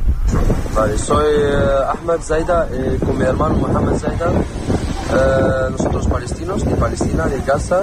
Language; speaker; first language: Spanish; non-native, learner; Arabic